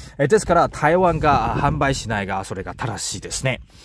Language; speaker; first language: Japanese; non-native, learner; Chinese